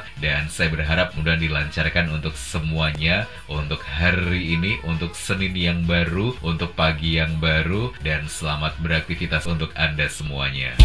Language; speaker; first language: Indonesian; native; Indonesian